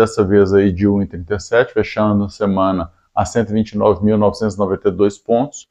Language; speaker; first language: Portuguese; native; Portuguese